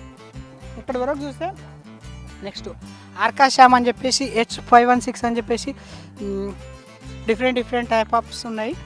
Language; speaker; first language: Telugu; native; Telugu